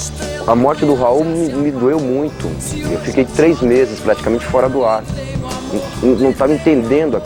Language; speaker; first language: Portuguese; native; Portuguese